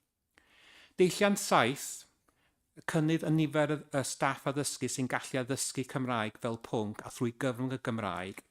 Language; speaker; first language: Welsh; native; Welsh